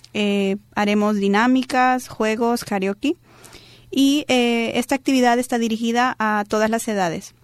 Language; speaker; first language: Spanish; native; Spanish